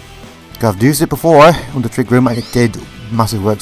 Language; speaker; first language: English; native; English